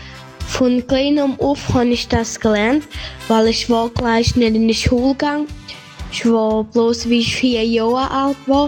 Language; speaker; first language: German; early bilingual, heritage; German